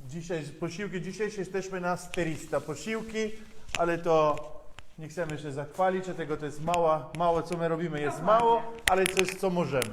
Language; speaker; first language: Polish; non-native, fluent; Italian